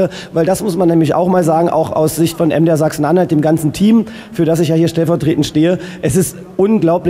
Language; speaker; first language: German; native; German